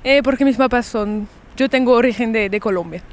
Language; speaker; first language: Spanish; early bilingual, heritage; French